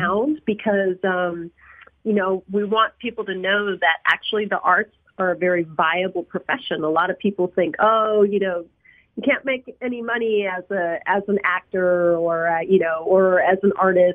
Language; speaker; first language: English; early bilingual, other home language; Spanish